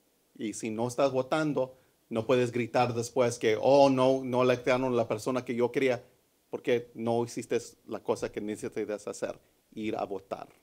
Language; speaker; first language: Spanish; early bilingual, heritage; English